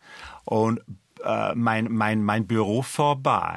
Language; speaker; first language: German; non-native, fluent; English